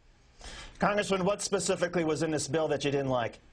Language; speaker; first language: English; native; English